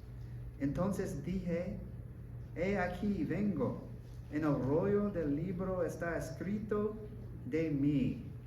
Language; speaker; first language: Spanish; non-native, learner; English